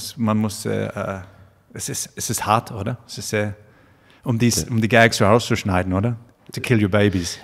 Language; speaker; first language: German; non-native, fluent; English